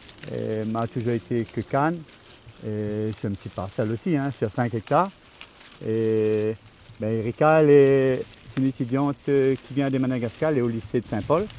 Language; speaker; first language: French; non-native, local second language; Réunion Creole French